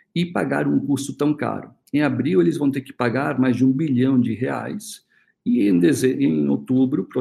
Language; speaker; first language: Portuguese; early bilingual, other home language; Spanish